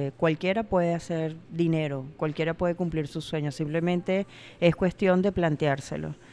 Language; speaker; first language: Spanish; native; Spanish